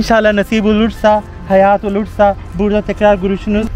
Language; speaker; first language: Turkish; non-native, learner; Urdu